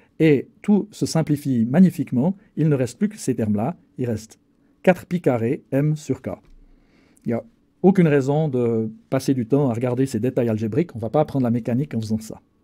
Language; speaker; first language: French; native; French